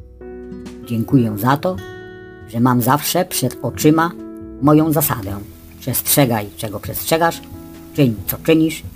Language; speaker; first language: Polish; native; Polish